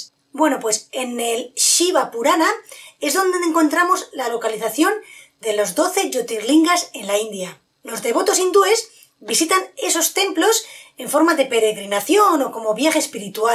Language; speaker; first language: Spanish; native; Spanish